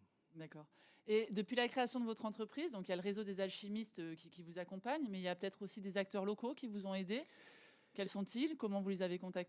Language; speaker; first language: French; native; French